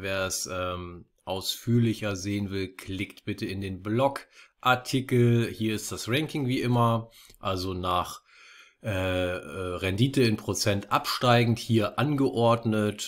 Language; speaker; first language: German; native; German